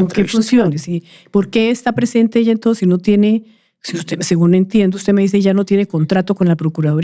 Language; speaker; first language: Spanish; native; Spanish